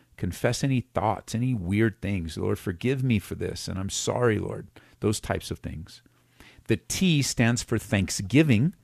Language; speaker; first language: English; native; English